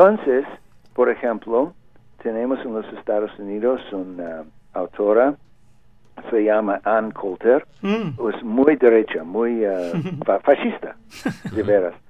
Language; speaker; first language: Spanish; non-native, learner; English